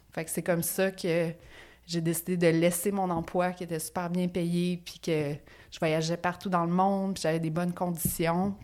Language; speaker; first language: French; native; French